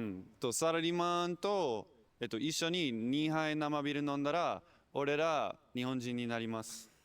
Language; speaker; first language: Japanese; non-native, learner; English